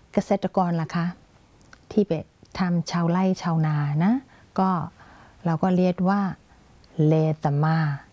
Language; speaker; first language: Thai; non-native, fluent; Burmese